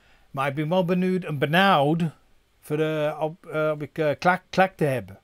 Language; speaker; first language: Dutch; non-native, fluent; English